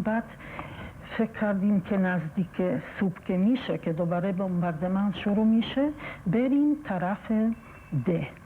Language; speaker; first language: Persian; non-native, fluent; Polish